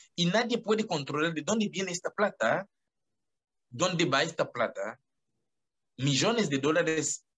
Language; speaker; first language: Spanish; non-native, fluent; Haitian Creole